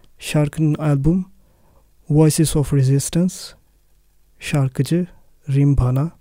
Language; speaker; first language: Turkish; non-native, fluent; Arabic